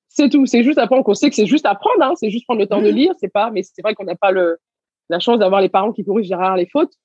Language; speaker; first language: French; early bilingual, other home language; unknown